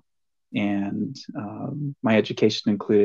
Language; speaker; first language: English; early bilingual, other home language; Spanish